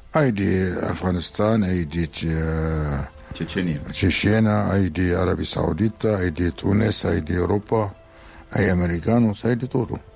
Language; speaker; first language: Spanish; non-native, fluent; Arabic